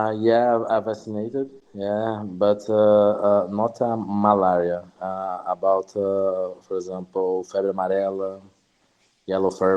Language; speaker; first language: English; non-native, learner; Portuguese